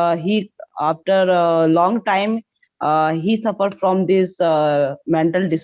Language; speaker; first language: English; non-native, learner; Hindi